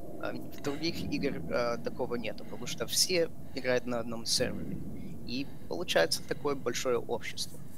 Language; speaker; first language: Russian; early bilingual, heritage; Russian